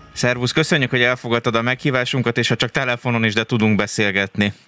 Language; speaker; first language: Hungarian; native; Hungarian